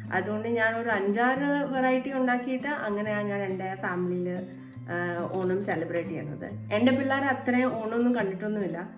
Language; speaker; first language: Malayalam; early bilingual, heritage; Malayalam